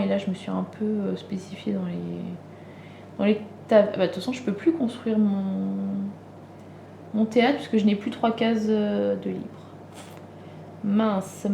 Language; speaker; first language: French; native; French